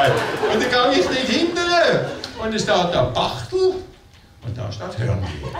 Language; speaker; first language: German; native; German